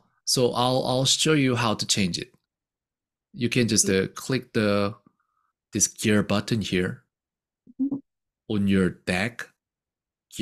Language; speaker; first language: English; non-native, fluent; Korean